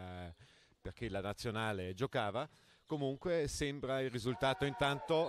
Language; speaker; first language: Italian; native; Italian